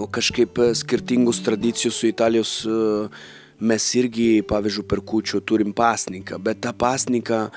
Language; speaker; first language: Lithuanian; non-native, fluent; Italian